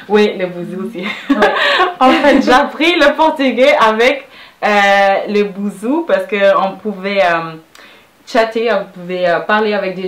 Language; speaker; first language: French; non-native, fluent; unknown